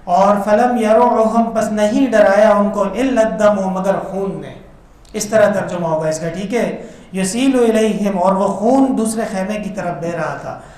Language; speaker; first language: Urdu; non-native, local second language; Pashto